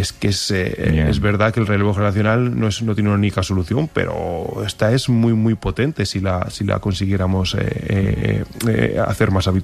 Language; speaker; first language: Spanish; native; Spanish